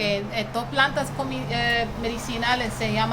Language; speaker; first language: Spanish; early bilingual, heritage; English